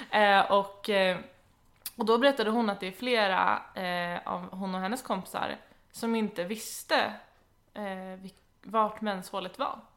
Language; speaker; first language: Swedish; native; Swedish